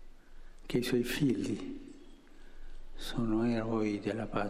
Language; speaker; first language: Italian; non-native, fluent; Spanish